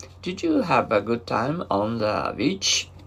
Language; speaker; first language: English; non-native, learner; Japanese